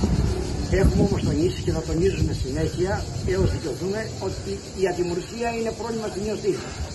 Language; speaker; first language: Greek; native; Greek